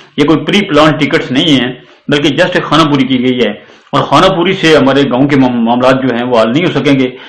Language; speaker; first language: Urdu; non-native, local second language; Pahari-Potwari